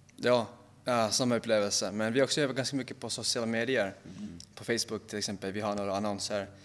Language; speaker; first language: Swedish; non-native, local second language; Finnish